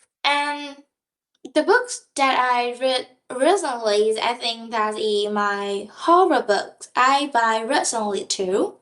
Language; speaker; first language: English; non-native, learner; Vietnamese